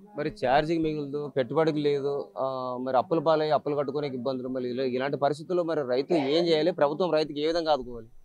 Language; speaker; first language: Telugu; native; Telugu